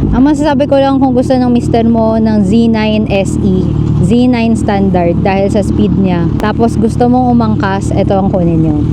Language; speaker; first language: Filipino; native; Filipino